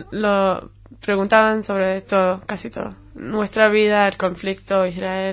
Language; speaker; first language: Spanish; non-native, fluent; Hebrew